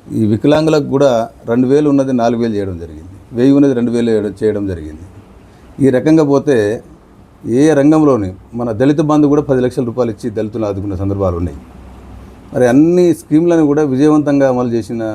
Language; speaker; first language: Telugu; non-native, local second language; Lambadi